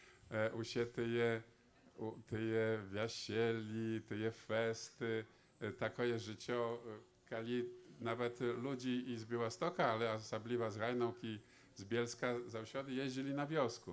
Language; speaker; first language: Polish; non-native, local second language; Belarusian